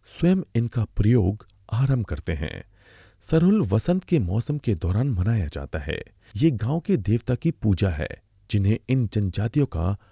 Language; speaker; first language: Hindi; native; Hindi